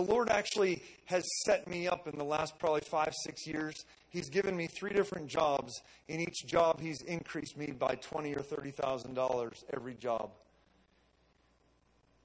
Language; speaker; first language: English; native; English